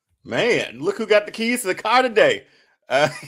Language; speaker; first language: English; native; English